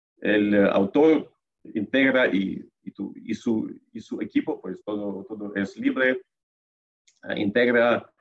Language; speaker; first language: Spanish; non-native, learner; Russian